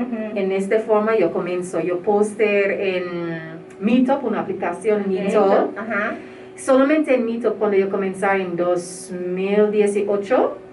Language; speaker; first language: Spanish; non-native, learner; English